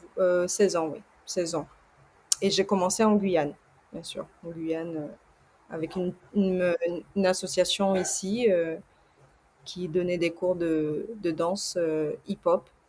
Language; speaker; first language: French; early bilingual, other home language; Portuguese